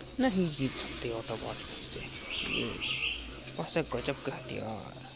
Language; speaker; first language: Hindi; native; Hindi